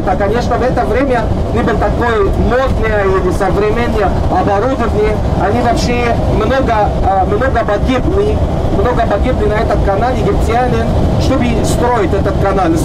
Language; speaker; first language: Russian; non-native, learner; Arabic